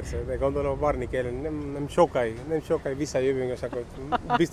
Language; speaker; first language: Hungarian; early bilingual, heritage; Hungarian